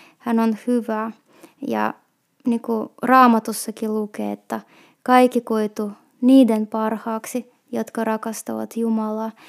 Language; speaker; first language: Finnish; non-native, fluent; Russian